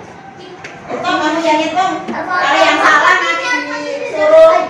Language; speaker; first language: Indonesian; native; Indonesian